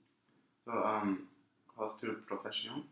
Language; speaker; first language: Spanish; non-native, learner; English